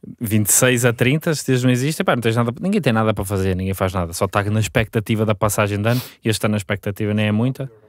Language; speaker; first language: Portuguese; native; Portuguese